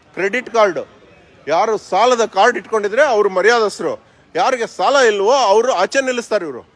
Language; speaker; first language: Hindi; non-native, local second language; Kannada